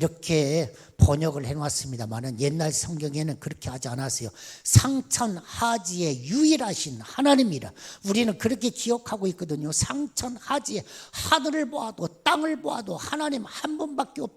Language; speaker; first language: Korean; native; Korean